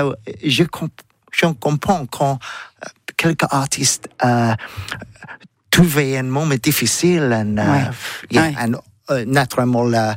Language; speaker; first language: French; non-native, learner; English